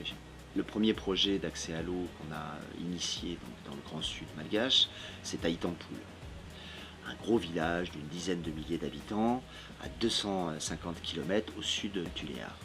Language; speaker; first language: French; native; French